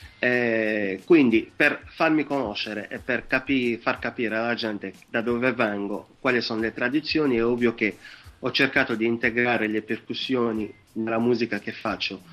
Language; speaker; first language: Italian; non-native, fluent; Wolof